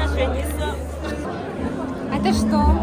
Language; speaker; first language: Russian; non-native, learner; Mongolian